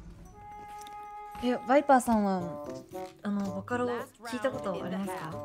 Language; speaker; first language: Japanese; early bilingual, heritage; Japanese